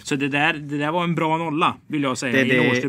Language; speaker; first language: Swedish; native; Swedish